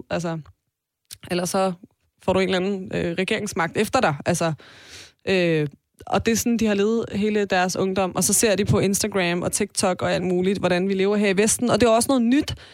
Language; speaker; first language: Danish; early bilingual, other home language; Persian